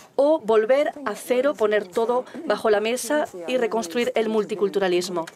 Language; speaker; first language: Spanish; non-native, fluent; Turkish